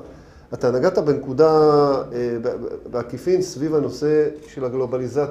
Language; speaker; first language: Hebrew; native; Hebrew